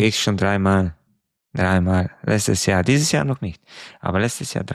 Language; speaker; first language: German; non-native, fluent; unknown